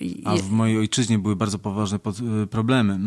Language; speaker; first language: Russian; non-native, learner; Polish